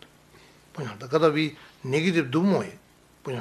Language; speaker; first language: Russian; non-native, learner; Tibetan